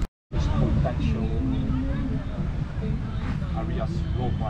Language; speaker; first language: English; non-native, fluent; Dutch